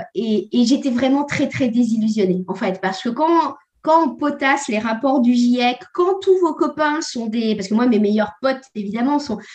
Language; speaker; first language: French; native; French